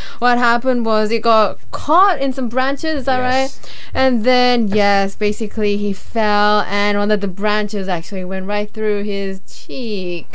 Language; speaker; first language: English; early bilingual, other home language; Korean